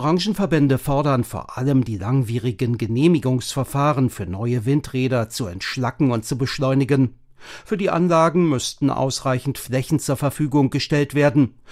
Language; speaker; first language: German; native; German